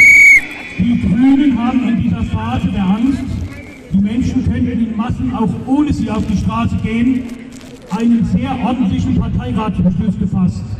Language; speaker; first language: German; native; German